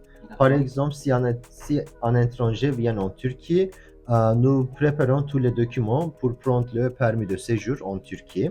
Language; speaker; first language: French; non-native, learner; Turkish